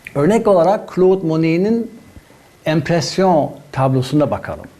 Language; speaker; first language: Turkish; non-native, fluent; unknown